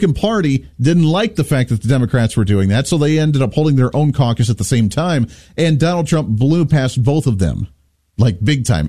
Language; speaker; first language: English; native; English